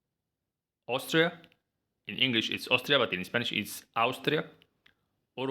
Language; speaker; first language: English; non-native, fluent; Arabic